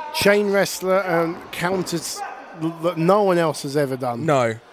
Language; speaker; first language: English; native; English